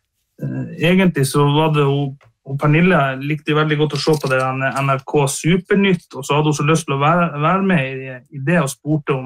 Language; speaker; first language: Norwegian; native; Norwegian